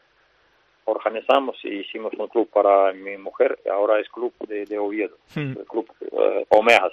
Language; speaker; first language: Spanish; non-native, fluent; Russian